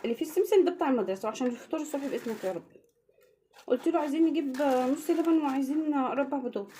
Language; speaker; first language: Arabic; native; Arabic